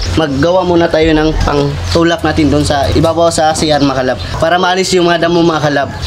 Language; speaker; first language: Filipino; non-native, local second language; Cebuano